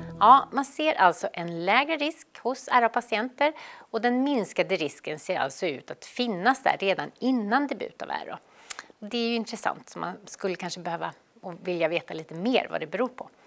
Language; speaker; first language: Swedish; native; Swedish